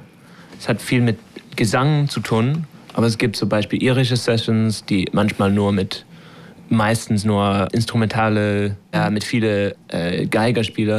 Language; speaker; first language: German; non-native, fluent; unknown